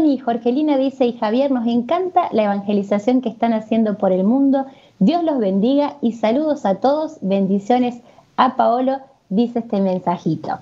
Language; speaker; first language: Spanish; native; Spanish